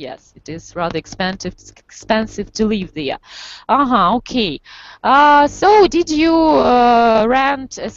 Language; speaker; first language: English; non-native, fluent; Russian